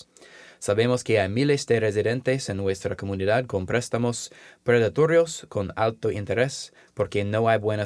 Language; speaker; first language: Spanish; non-native, learner; English